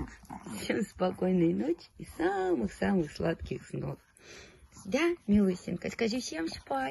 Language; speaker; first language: Russian; native; Russian